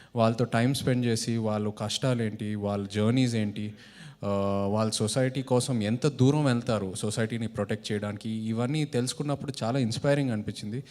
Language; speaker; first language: Telugu; native; Telugu